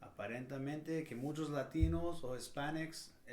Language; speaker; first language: Spanish; early bilingual, heritage; Spanish